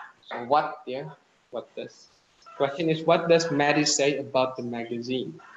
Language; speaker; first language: English; non-native, fluent; Indonesian